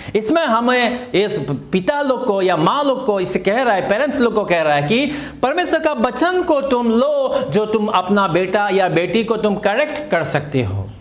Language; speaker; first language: Hindi; non-native, local second language; Assamese